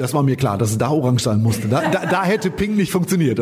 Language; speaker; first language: German; native; German